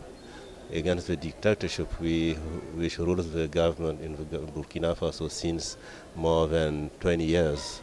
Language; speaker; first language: English; non-native, learner; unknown